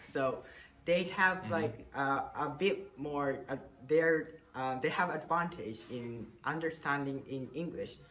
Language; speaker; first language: English; non-native, fluent; Japanese